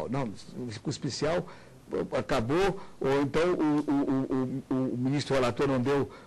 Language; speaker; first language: Portuguese; native; Portuguese